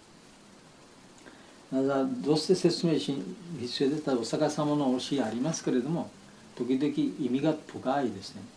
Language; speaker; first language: Japanese; non-native, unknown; Bangla